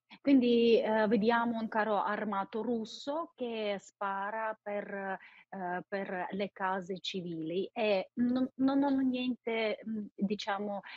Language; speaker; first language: Italian; non-native, fluent; Ukrainian